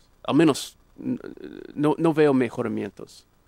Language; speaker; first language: Spanish; non-native, fluent; English